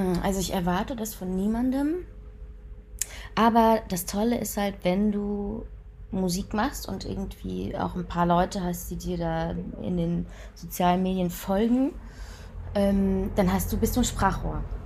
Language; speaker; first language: German; native; German